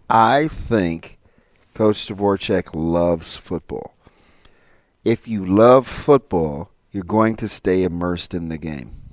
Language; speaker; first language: English; native; English